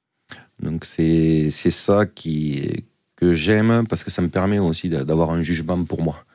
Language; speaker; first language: French; native; French